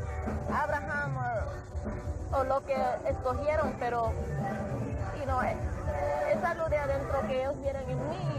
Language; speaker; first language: Spanish; early bilingual, heritage; English